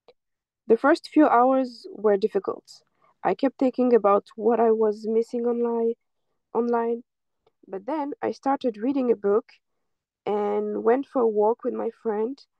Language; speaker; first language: English; non-native, fluent; French